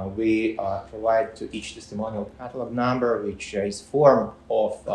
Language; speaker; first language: English; non-native, fluent; Ukrainian